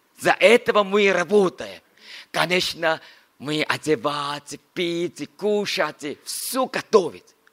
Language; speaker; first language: Russian; non-native, learner; Korean